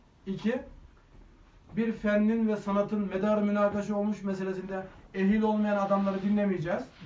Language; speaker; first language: Turkish; native; Turkish